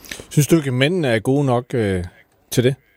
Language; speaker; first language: Danish; native; Danish